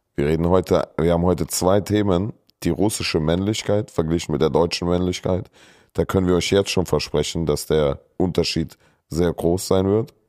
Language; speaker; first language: German; early bilingual, other home language; Russian